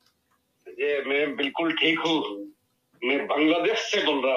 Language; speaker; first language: Hindi; non-native, learner; Bangla